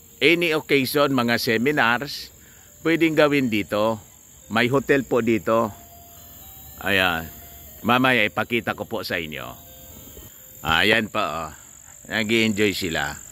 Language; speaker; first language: Filipino; non-native, local second language; Bikol